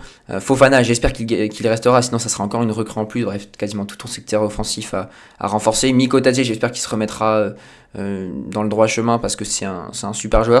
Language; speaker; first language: French; native; French